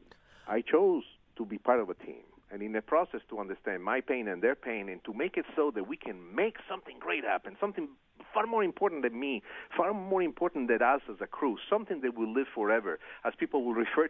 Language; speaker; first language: English; non-native, fluent; Italian